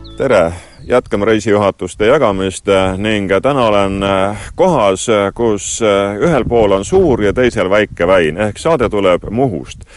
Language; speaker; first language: Estonian; native; Estonian